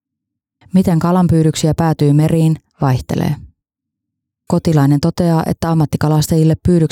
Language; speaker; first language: Finnish; native; Finnish